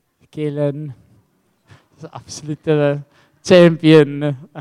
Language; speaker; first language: English; non-native, local second language; Afrikaans